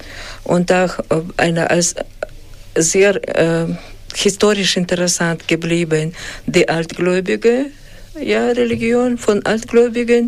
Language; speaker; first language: German; non-native, fluent; Russian